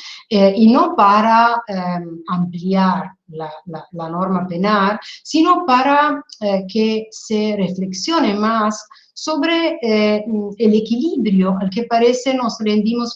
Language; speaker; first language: Spanish; non-native, fluent; Italian